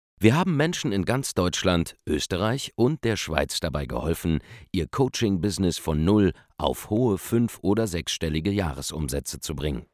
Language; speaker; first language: German; native; German